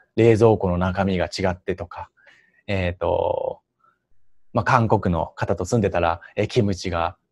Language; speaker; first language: Japanese; native; Japanese